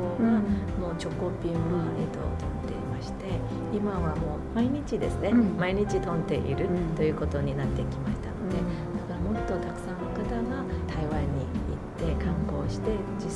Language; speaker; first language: Japanese; non-native, fluent; Chinese